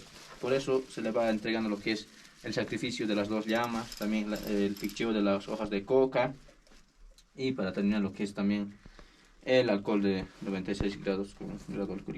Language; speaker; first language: Spanish; native; Spanish